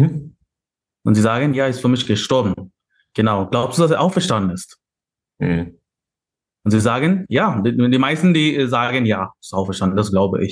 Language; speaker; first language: German; non-native, fluent; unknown